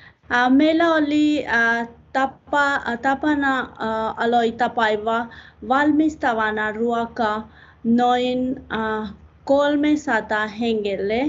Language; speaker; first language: Finnish; non-native, learner; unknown